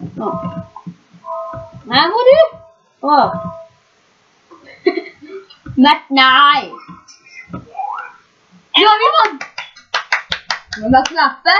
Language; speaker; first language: Norwegian; native; Norwegian